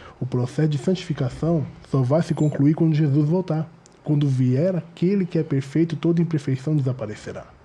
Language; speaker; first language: Portuguese; native; Portuguese